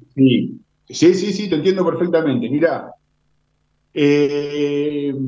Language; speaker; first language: Spanish; native; Spanish